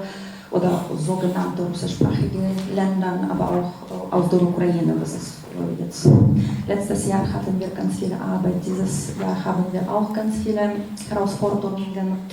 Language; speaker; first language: German; non-native, fluent; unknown